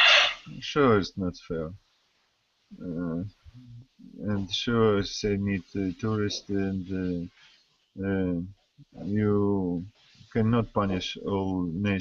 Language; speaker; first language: English; non-native, learner; Russian